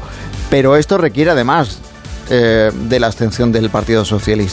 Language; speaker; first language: Spanish; native; Spanish